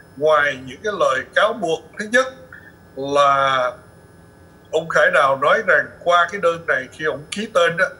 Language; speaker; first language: Vietnamese; early bilingual, other home language; English